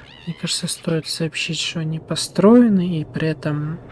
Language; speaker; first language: Russian; native; Russian